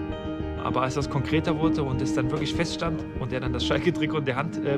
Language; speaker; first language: German; native; German